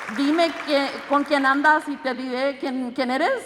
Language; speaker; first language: Spanish; early bilingual, other home language; English